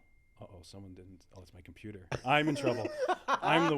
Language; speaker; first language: English; native; English